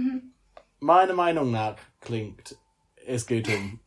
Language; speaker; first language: German; non-native, learner; English